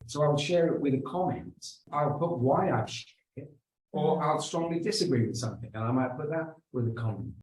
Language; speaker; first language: English; native; English